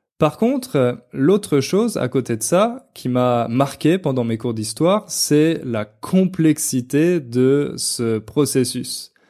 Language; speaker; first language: French; native; French